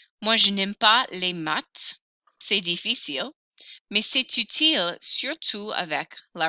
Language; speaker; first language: French; non-native, fluent; English